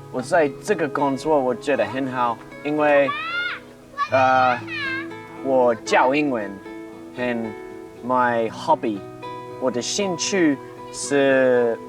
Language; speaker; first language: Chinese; non-native, learner; English